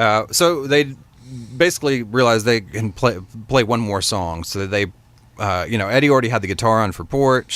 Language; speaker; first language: English; native; English